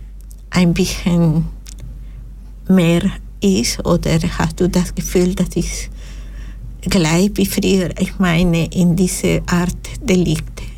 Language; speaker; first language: German; non-native, fluent; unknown